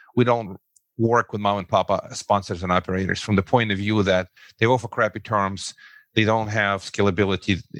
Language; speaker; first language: English; non-native, fluent; Russian